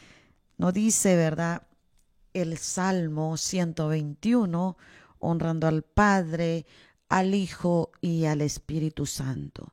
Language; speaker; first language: Spanish; native; Spanish